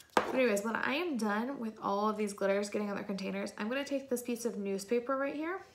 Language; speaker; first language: English; native; English